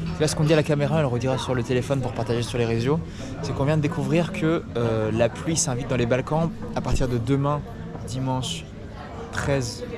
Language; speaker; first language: French; native; French